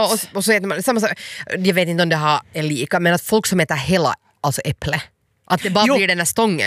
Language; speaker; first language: Swedish; native; Swedish